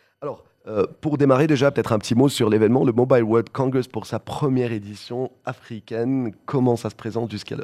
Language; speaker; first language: French; non-native, local second language; Arabic